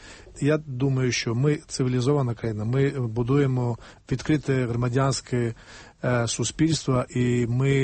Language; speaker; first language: Ukrainian; non-native, fluent; Georgian